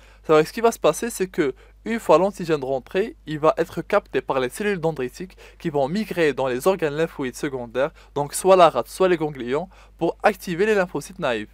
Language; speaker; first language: French; non-native, local second language; Arabic